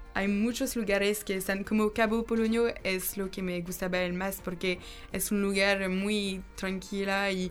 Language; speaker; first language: Spanish; non-native, learner; French